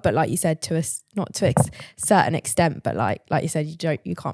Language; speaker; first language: English; native; English